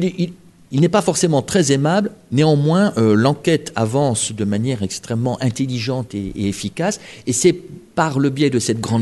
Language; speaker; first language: French; native; French